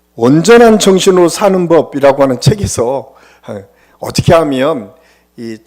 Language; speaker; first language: Korean; native; Korean